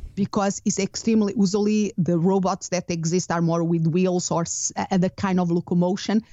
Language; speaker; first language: English; non-native, fluent; Portuguese